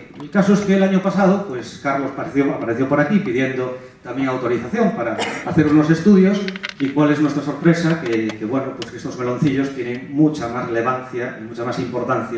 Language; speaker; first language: Spanish; native; Spanish